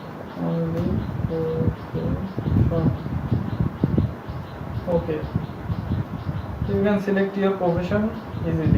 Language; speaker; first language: English; non-native, local second language; Bangla